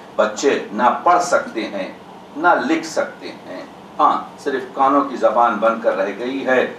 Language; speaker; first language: Urdu; native; Urdu